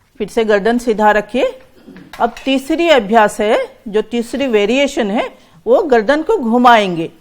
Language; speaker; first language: Hindi; non-native, local second language; Assamese